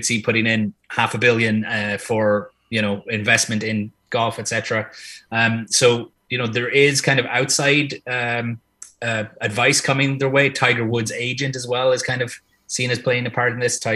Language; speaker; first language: English; native; English